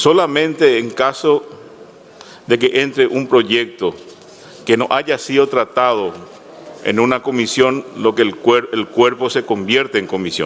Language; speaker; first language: Spanish; native; Spanish